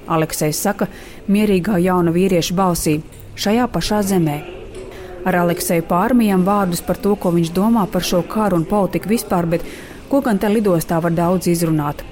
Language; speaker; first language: Latvian; native; Latvian